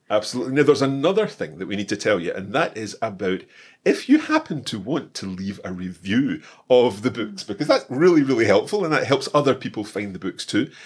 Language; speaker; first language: English; native; English